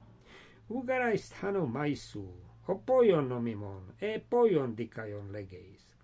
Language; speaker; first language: Greek; non-native, fluent; English